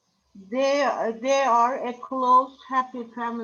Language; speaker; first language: English; non-native, learner; Turkish